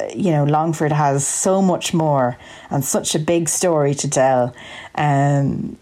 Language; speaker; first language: English; native; English